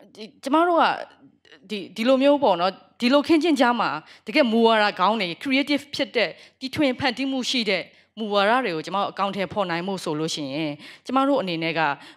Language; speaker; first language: Burmese; native; Burmese